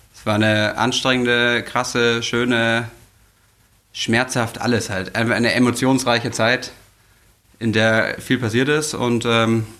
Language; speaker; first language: German; native; German